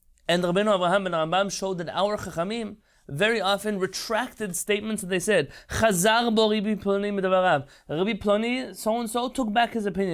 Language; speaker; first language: English; native; English